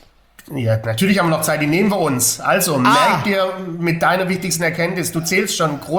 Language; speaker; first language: German; native; German